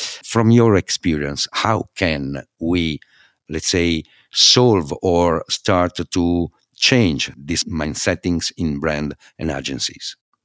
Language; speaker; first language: English; non-native, fluent; Italian